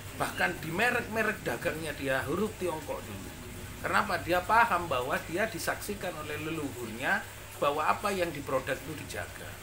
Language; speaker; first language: Indonesian; non-native, local second language; Javanese